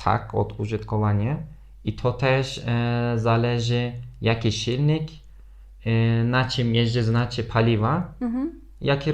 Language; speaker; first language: Polish; non-native, fluent; Turkish